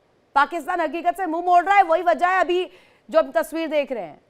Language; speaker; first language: Hindi; native; Hindi